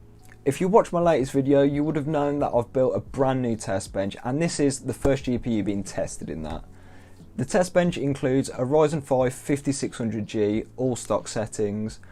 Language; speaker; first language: English; native; English